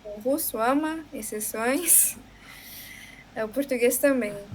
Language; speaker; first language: Portuguese; native; Portuguese